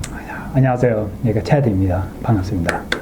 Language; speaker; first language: Korean; non-native, learner; English